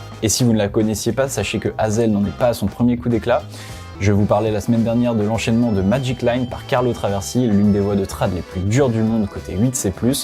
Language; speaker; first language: French; native; French